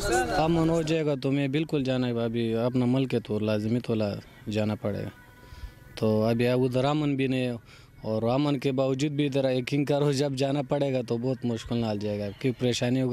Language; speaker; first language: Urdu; non-native, learner; Pashto